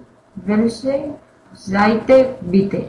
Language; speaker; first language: German; non-native, learner; Spanish